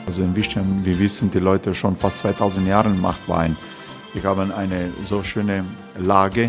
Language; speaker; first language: German; non-native, fluent; Croatian